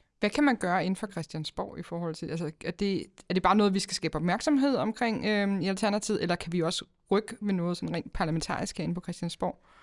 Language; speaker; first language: Danish; native; Danish